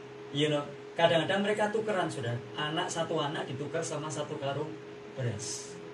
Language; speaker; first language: English; non-native, fluent; Indonesian